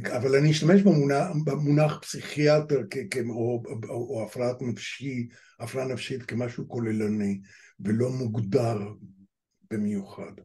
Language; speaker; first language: Hebrew; non-native, fluent; Spanish